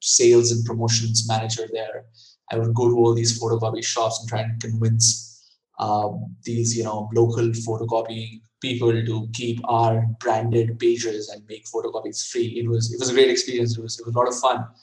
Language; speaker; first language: English; non-native, local second language; Hindi